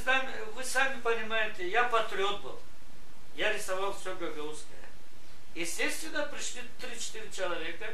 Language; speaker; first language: Russian; non-native, local second language; Gagauz